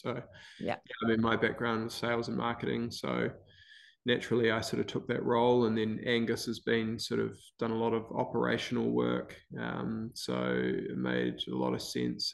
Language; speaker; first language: English; native; English